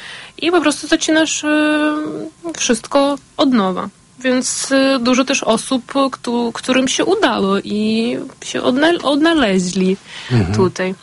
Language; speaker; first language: Polish; non-native, fluent; Ukrainian